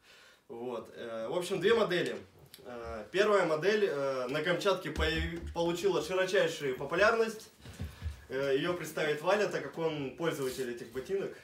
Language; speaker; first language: Russian; native; Russian